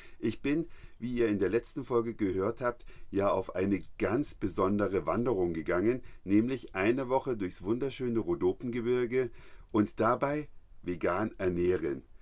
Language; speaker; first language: German; native; German